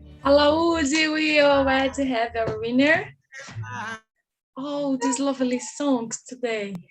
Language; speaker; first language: English; non-native, learner; Portuguese